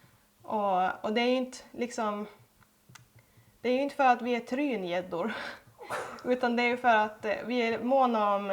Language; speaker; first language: Swedish; native; Swedish